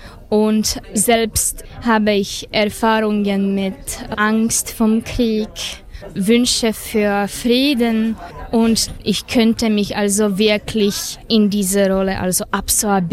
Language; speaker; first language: German; non-native, fluent; Slovak